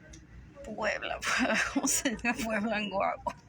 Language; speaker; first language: Spanish; native; Spanish